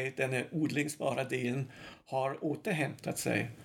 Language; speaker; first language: Swedish; non-native, fluent; German